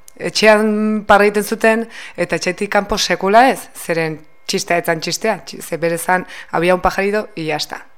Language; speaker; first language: Basque; native; Basque